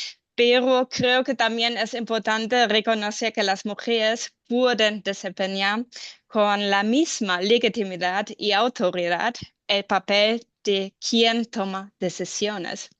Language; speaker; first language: Spanish; non-native, fluent; German